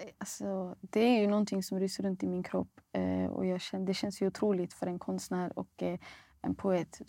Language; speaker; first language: Swedish; early bilingual, other home language; Somali